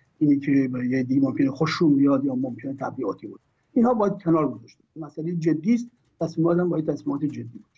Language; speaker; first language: Persian; native; Persian